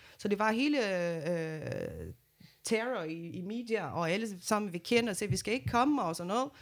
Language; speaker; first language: Danish; non-native, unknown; Portuguese